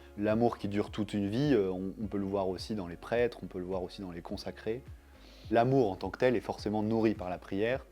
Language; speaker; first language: French; native; French